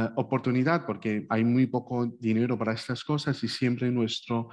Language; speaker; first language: Spanish; non-native, fluent; Arabic